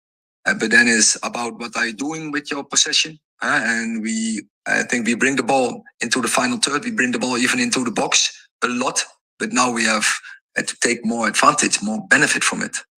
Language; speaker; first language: English; non-native, fluent; Dutch